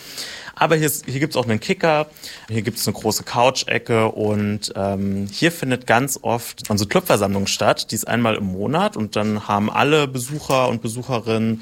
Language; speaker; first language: German; native; German